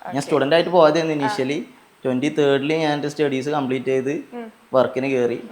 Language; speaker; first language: Malayalam; native; Malayalam